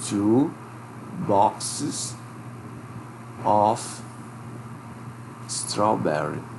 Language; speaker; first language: English; non-native, fluent; Portuguese